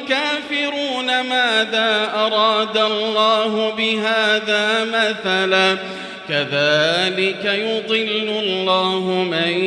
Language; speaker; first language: Arabic; native; Arabic